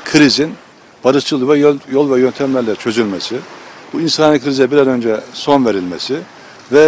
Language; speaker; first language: Turkish; native; Turkish